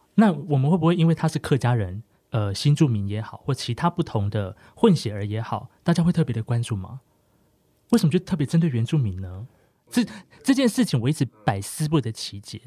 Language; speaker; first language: Chinese; non-native, local second language; Amis